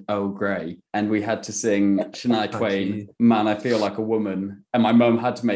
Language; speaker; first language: English; native; English